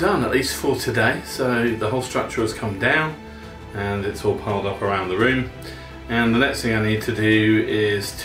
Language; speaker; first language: English; native; English